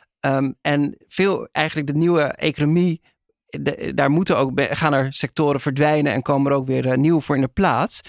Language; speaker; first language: Dutch; native; Dutch